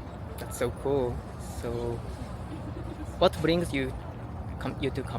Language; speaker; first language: English; non-native, learner; Japanese